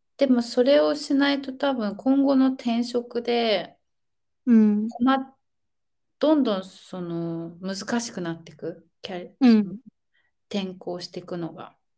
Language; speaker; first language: Japanese; native; Japanese